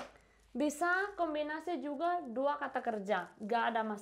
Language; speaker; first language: Indonesian; non-native, fluent; Spanish